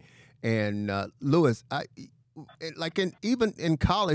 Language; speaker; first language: English; native; English